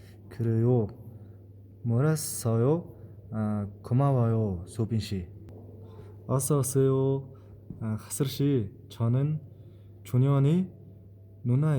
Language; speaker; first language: Korean; non-native, fluent; Mongolian